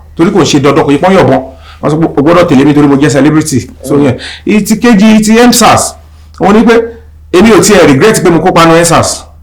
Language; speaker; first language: Yoruba; native; Yoruba